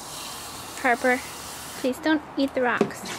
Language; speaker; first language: English; native; English